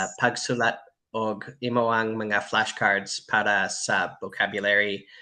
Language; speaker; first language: Cebuano; non-native, learner; English